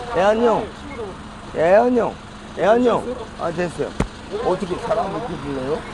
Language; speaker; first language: Korean; native; Korean